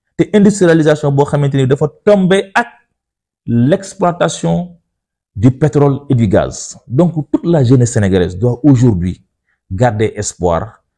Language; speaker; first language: French; non-native, local second language; Wolof